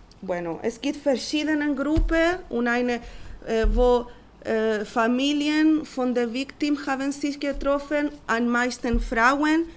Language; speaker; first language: German; non-native, learner; Spanish